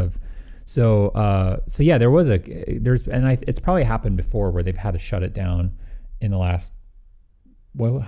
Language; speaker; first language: English; native; English